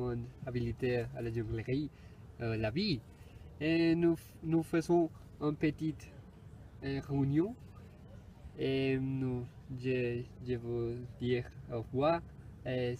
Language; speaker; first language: French; non-native, learner; Spanish